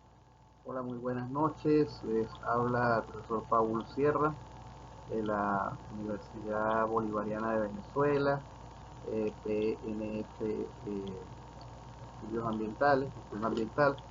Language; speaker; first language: Spanish; native; Spanish